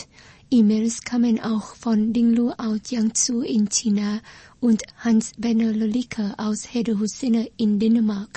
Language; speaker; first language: German; non-native, fluent; Vietnamese